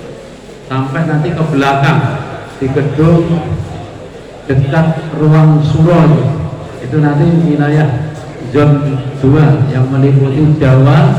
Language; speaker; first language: Indonesian; non-native, local second language; Javanese